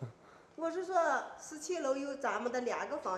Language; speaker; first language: Chinese; native; Chinese